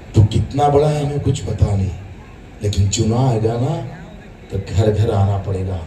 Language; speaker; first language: Hindi; non-native, local second language; Marathi